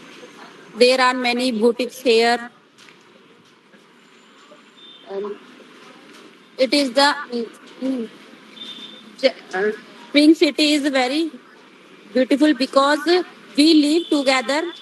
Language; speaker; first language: English; non-native, learner; Hindi